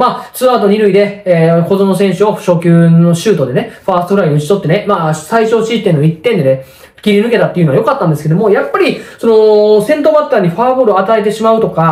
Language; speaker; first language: Japanese; native; Japanese